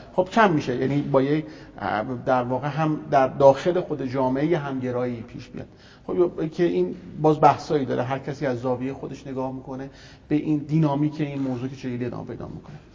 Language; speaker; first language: Persian; native; Persian